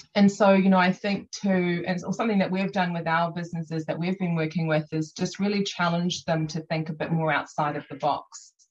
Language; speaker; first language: English; native; English